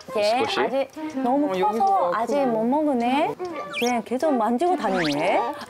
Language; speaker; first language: Korean; non-native, fluent; Japanese